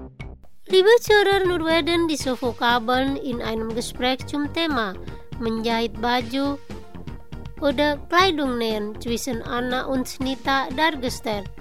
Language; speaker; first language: German; non-native, fluent; Indonesian